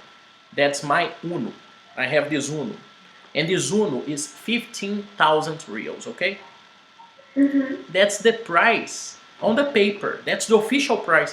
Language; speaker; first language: English; non-native, fluent; Portuguese